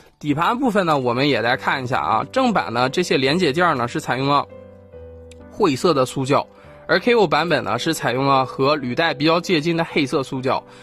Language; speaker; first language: Chinese; native; Chinese